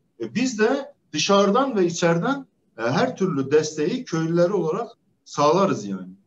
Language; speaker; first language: Turkish; native; Turkish